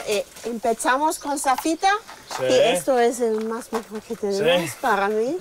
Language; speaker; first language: Spanish; non-native, learner; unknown